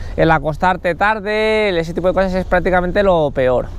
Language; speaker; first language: Spanish; native; Spanish